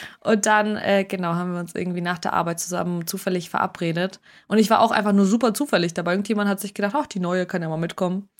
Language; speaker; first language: German; early bilingual, other home language; Russian